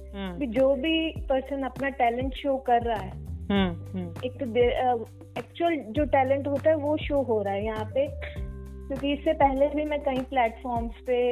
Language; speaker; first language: Hindi; native; Hindi